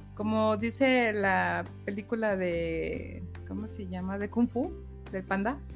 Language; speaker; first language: Spanish; native; Spanish